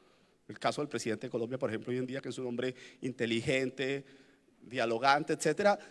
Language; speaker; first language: Spanish; native; Spanish